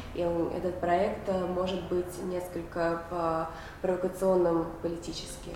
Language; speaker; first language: Russian; native; Russian